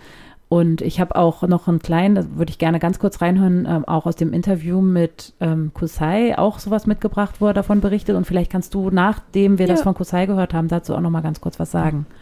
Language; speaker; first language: German; native; German